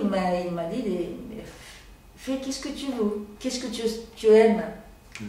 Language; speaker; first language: French; non-native, learner; Japanese